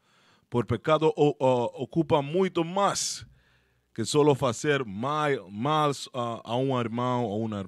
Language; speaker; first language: Portuguese; non-native, fluent; Spanish